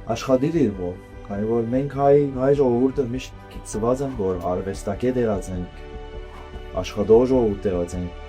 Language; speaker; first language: Armenian; early bilingual, heritage; Armenian